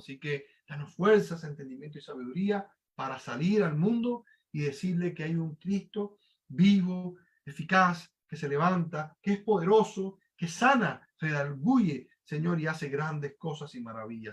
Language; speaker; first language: Spanish; native; Spanish